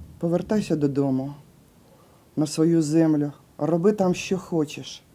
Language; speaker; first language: Ukrainian; native; Ukrainian